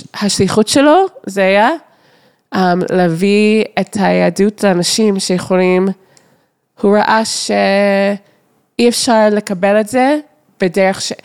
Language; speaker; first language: Hebrew; non-native, fluent; English